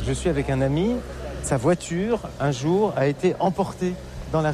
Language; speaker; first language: French; native; French